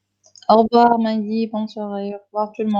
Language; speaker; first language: French; non-native, local second language; Arabic